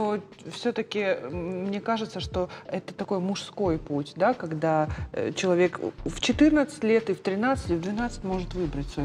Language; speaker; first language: Russian; native; Russian